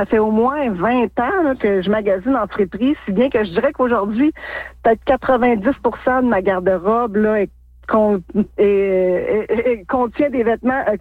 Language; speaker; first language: French; native; French